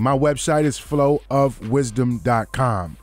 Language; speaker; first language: English; native; English